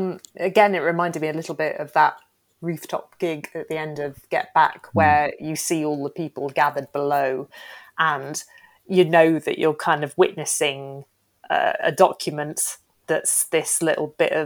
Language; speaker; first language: English; native; English